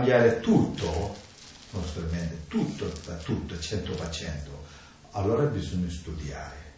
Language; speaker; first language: Italian; non-native, learner; Tibetan